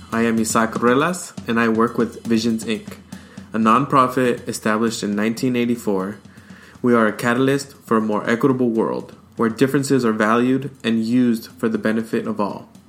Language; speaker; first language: English; early bilingual, other home language; Spanish